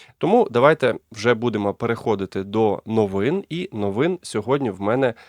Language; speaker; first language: Ukrainian; non-native, local second language; Russian